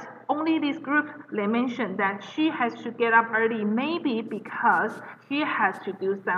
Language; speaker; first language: English; non-native, fluent; Chinese